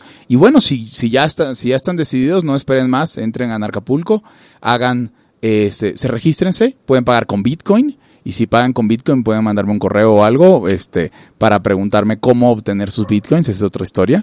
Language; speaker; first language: Spanish; native; Spanish